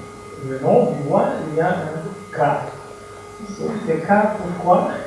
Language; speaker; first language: French; non-native, fluent; German